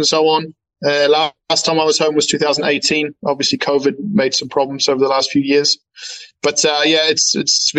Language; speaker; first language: English; native; English